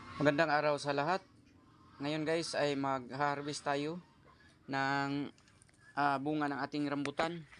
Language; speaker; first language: Filipino; non-native, local second language; Cebuano